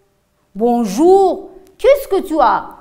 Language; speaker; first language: French; non-native, fluent; Uzbek